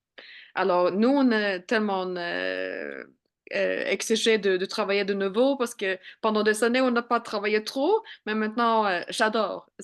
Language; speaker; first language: French; non-native, fluent; Swedish